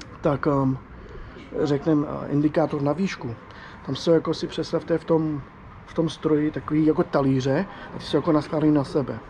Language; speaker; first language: Czech; non-native, fluent; English